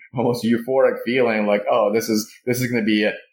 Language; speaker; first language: English; non-native, fluent; Russian